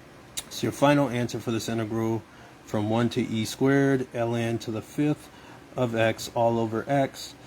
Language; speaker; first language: English; native; English